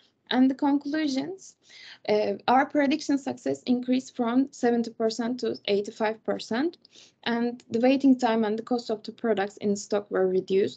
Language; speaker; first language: English; non-native, fluent; Turkish